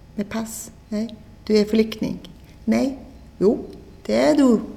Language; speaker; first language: Swedish; non-native, fluent; Persian